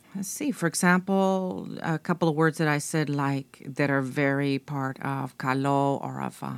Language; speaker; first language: English; early bilingual, other home language; Spanish